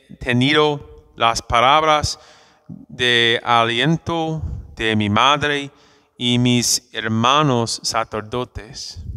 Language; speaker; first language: Spanish; non-native, fluent; English